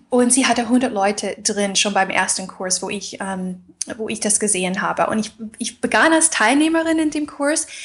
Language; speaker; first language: German; non-native, fluent; English